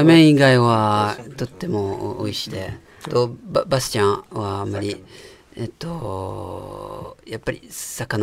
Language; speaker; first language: Japanese; non-native, fluent; French